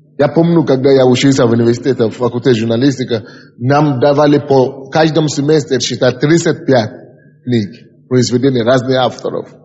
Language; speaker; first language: Russian; non-native, fluent; Yoruba